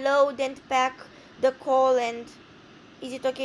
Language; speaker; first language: English; non-native, fluent; Romanian